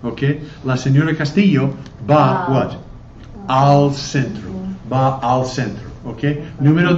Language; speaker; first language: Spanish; non-native, fluent; English